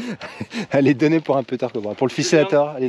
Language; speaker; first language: French; native; French